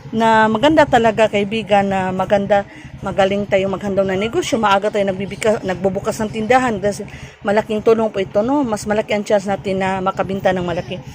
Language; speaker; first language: Filipino; non-native, local second language; Cebuano